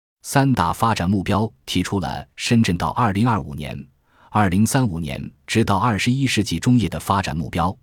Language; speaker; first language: Chinese; native; Chinese